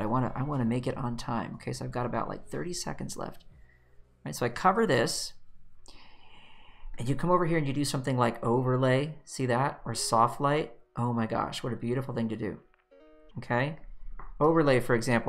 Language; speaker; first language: English; native; English